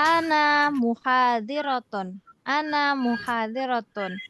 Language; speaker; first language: Arabic; non-native, fluent; Indonesian